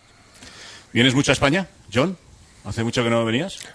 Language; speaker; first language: Spanish; native; Spanish